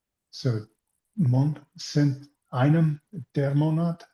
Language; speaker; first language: German; non-native, learner; English